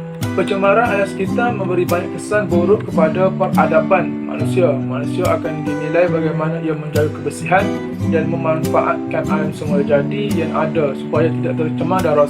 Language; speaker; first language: Malay; native; Malay